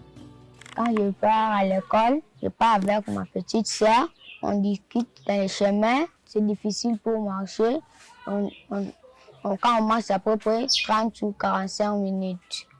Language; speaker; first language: French; non-native, local second language; Lingala